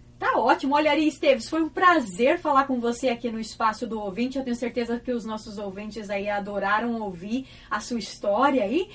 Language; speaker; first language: Portuguese; native; Portuguese